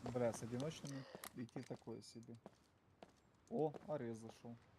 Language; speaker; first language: Russian; native; Russian